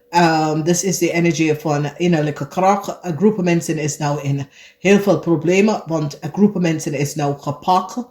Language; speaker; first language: Dutch; non-native, fluent; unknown